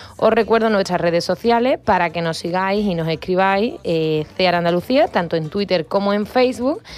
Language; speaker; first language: Spanish; native; Spanish